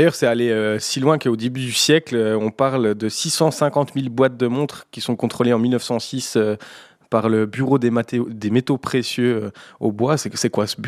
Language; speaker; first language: French; native; French